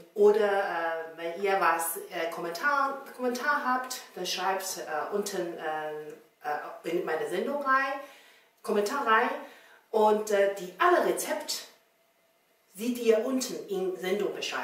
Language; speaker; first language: German; non-native, learner; Chinese